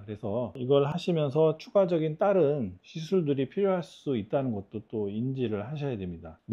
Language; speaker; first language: Korean; native; Korean